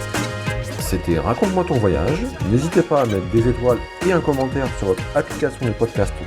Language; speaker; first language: French; native; French